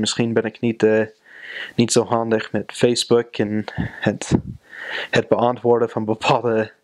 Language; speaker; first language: Dutch; non-native, fluent; English